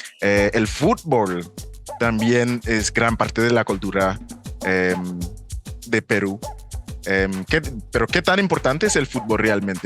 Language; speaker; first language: Spanish; non-native, fluent; English